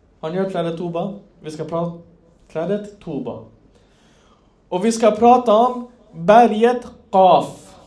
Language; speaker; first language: Swedish; non-native, fluent; Persian